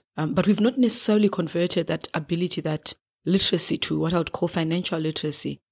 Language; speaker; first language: English; non-native, local second language; Shona